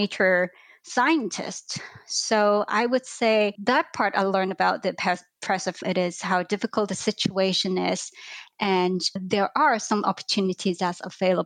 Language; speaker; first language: English; non-native, local second language; Cantonese